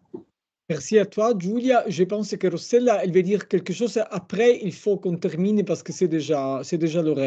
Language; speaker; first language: French; non-native, fluent; Italian